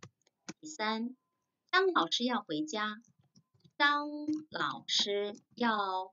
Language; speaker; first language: Chinese; non-native, fluent; Korean